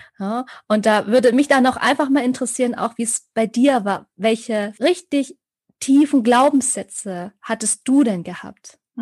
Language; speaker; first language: German; early bilingual, other home language; Vietnamese